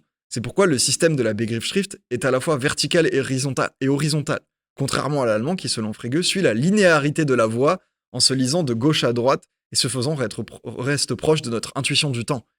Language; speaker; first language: French; native; French